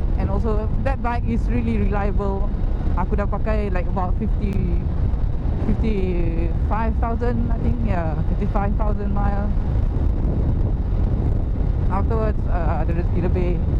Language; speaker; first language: English; non-native, local second language; Malay